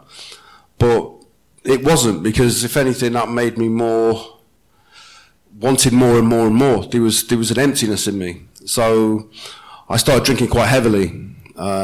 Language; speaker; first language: English; native; English